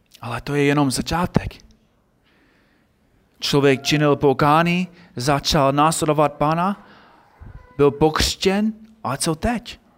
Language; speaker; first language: Czech; non-native, fluent; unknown